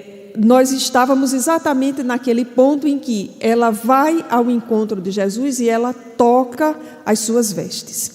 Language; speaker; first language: Portuguese; native; Portuguese